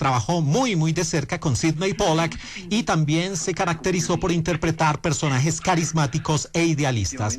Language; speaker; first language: Spanish; native; Spanish